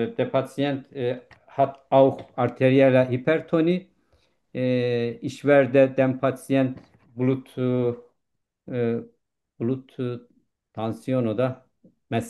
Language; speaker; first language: German; non-native, learner; Turkish